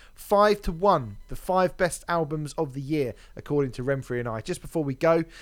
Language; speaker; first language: English; native; English